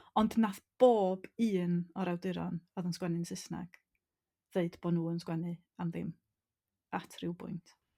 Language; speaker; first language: Welsh; native; Welsh